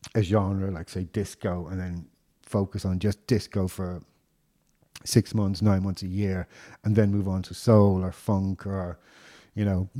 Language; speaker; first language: English; native; English